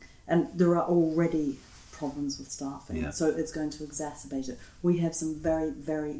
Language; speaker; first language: English; native; English